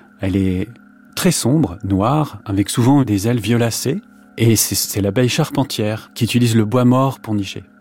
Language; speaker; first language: French; native; French